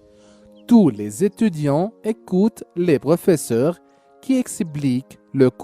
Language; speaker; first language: French; non-native, local second language; Arabic